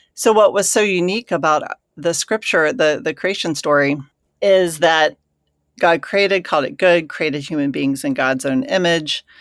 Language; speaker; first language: English; native; English